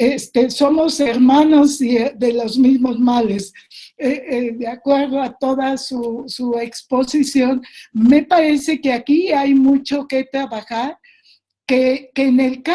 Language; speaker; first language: Spanish; native; Spanish